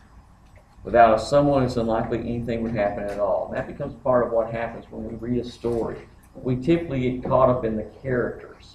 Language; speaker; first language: English; native; English